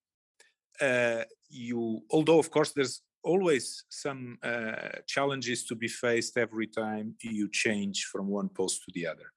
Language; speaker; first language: English; non-native, fluent; Portuguese